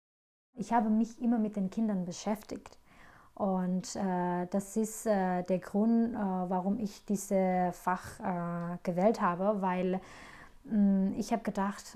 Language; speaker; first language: German; non-native, fluent; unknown